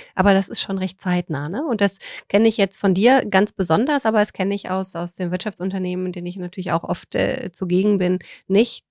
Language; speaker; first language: German; native; German